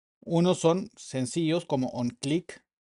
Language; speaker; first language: Spanish; native; Spanish